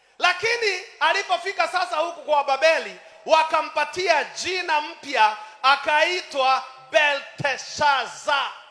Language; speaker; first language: Swahili; non-native, local second language; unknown